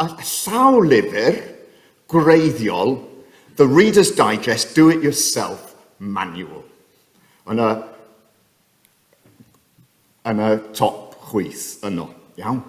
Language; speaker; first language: Welsh; non-native, fluent; English